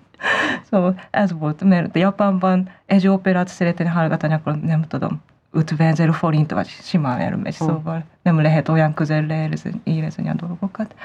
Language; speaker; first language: Hungarian; non-native, fluent; Japanese